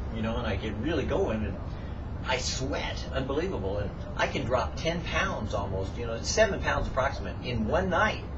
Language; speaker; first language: English; native; English